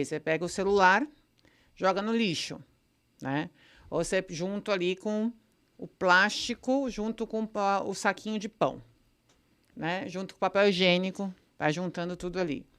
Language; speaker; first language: Portuguese; native; Portuguese